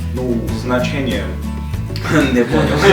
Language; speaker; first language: Russian; non-native, fluent; English